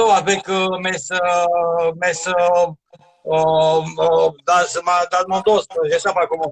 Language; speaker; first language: French; non-native, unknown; Romanian